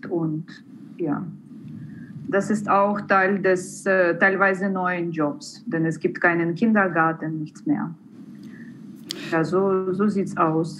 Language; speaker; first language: German; non-native, fluent; Ukrainian